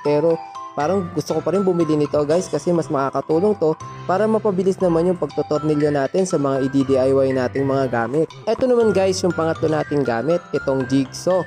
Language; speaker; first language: Filipino; native; Filipino